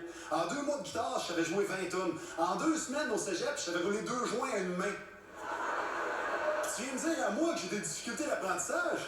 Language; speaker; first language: French; native; French